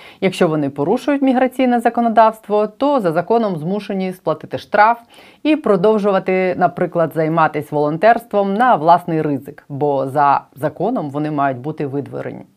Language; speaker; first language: Ukrainian; native; Ukrainian